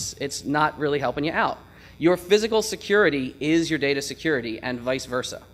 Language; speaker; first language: English; native; English